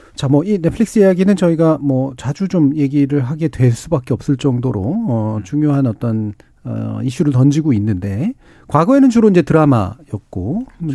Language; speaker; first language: Korean; native; Korean